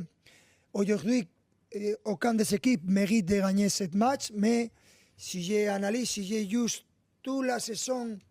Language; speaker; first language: French; non-native, learner; Spanish